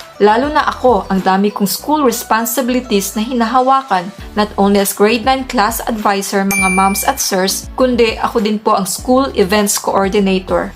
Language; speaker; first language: Filipino; non-native, local second language; Cebuano